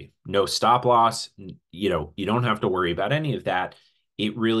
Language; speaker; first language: English; native; English